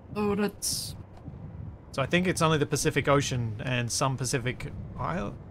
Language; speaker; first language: English; native; English